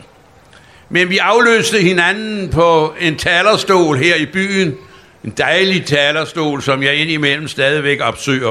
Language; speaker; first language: Danish; native; Danish